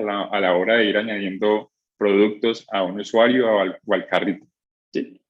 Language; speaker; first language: Spanish; native; Spanish